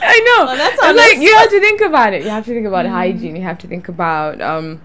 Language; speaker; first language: English; non-native, local second language; Ganda